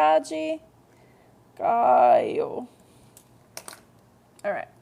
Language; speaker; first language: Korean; non-native, fluent; English